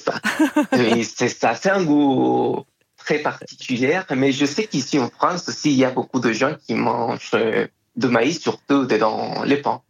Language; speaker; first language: French; non-native, fluent; Spanish